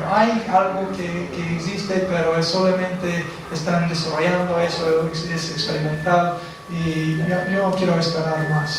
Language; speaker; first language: Spanish; non-native, fluent; English